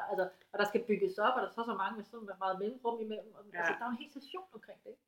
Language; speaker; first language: Danish; native; Danish